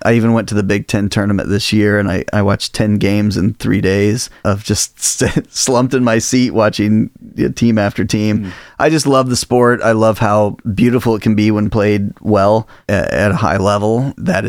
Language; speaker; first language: English; native; English